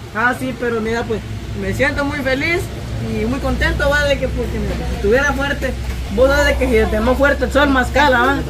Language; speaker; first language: Spanish; native; Spanish